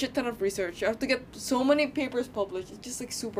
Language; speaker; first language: English; non-native, fluent; Indonesian